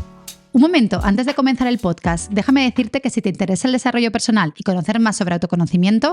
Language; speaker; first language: Spanish; native; Spanish